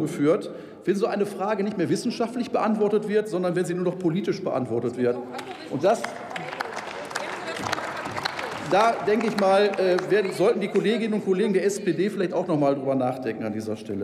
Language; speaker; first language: German; native; German